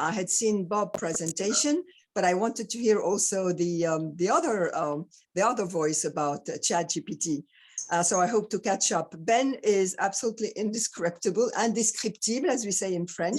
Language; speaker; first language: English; non-native, fluent; French